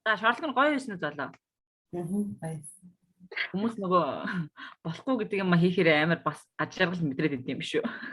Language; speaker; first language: Mongolian; native; Mongolian